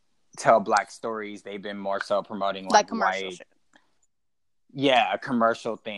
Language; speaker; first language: English; native; English